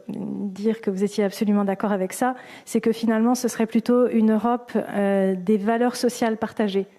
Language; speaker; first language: French; native; French